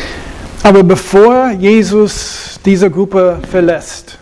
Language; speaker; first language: German; non-native, fluent; English